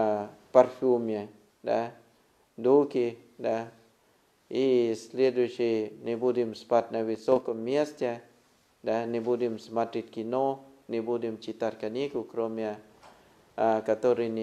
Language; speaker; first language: Russian; non-native, fluent; Thai